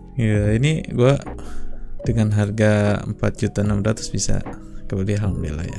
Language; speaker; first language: Indonesian; native; Indonesian